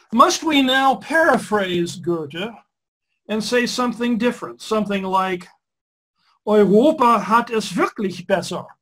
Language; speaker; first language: German; non-native, fluent; English